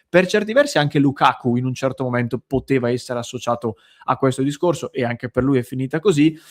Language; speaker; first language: Italian; native; Italian